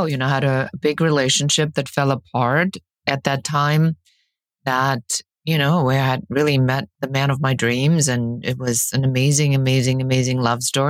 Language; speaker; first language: English; non-native, fluent; German